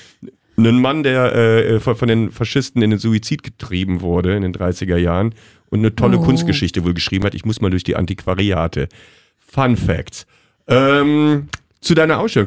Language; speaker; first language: German; native; German